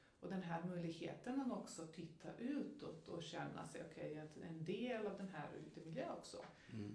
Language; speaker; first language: Swedish; non-native, fluent; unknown